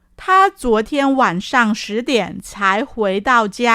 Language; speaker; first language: Chinese; non-native, fluent; Thai